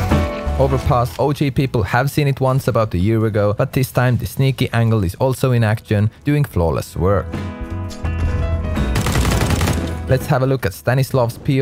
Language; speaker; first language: English; non-native, fluent; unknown